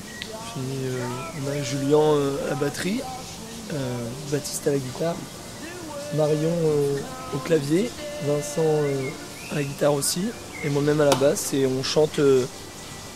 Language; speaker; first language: French; native; French